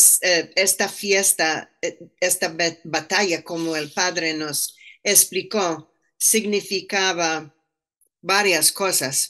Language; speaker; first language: Spanish; non-native, fluent; English